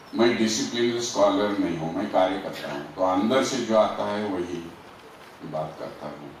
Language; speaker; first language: Hindi; non-native, local second language; Marathi